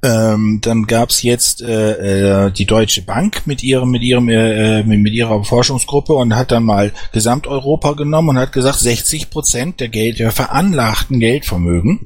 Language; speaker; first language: German; native; German